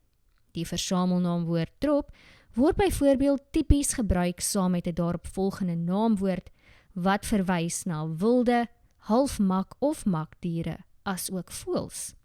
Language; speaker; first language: Afrikaans; native; Afrikaans